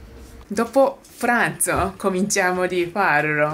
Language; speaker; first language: Italian; non-native, learner; Japanese